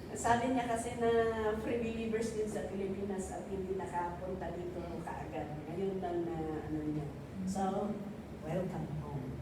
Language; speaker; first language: Filipino; non-native, local second language; Iloko